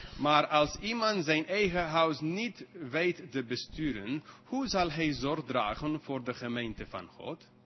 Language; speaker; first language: Dutch; non-native, fluent; English